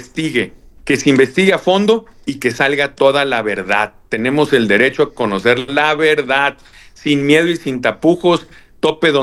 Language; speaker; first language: Spanish; native; Spanish